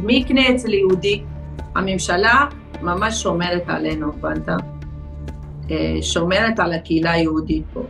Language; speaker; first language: Hebrew; non-native, fluent; Arabic